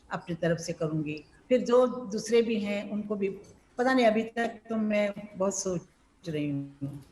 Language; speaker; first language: Hindi; non-native, local second language; Marathi